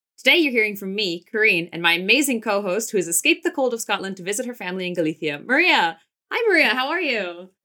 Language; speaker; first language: English; native; English